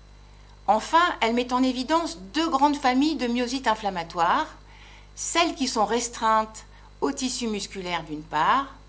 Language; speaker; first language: French; native; French